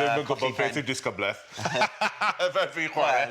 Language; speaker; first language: Welsh; non-native, learner; English